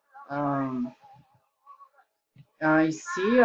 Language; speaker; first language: French; non-native, learner; Spanish